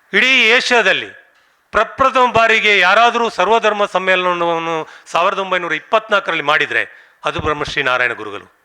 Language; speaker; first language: Kannada; non-native, local second language; Tulu